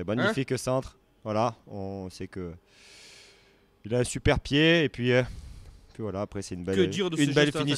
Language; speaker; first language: French; native; French